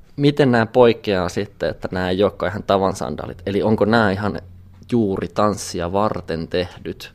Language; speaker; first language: Finnish; native; Finnish